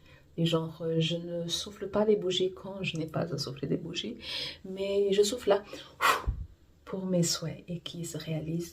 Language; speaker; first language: French; non-native, fluent; Portuguese